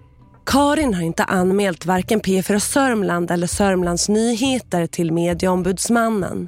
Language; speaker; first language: Swedish; native; Swedish